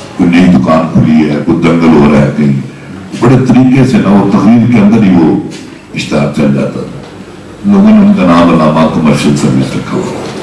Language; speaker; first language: Urdu; non-native, local second language; Punjabi